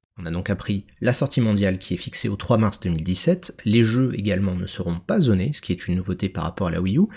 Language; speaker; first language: French; native; French